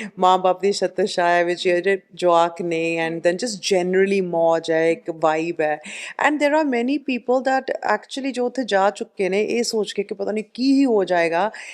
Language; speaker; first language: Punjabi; early bilingual, heritage; Punjabi